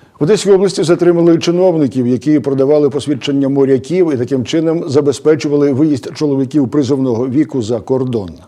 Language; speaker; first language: Ukrainian; native; Ukrainian